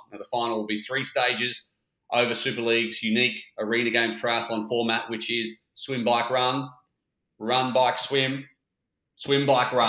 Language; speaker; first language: English; native; English